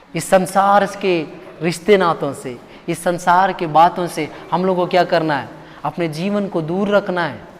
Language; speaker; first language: Hindi; non-native, local second language; Telugu